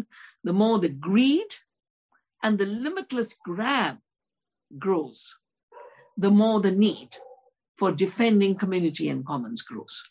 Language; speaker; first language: English; non-native, local second language; Hindi